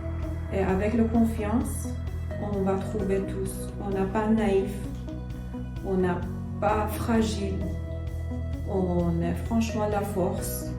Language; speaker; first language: French; non-native, learner; Persian